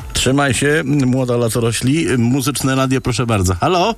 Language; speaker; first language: Polish; native; Polish